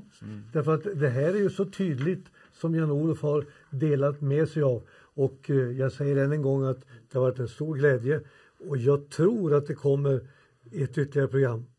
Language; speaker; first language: Swedish; native; Swedish